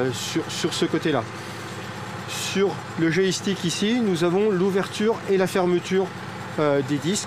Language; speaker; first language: French; native; French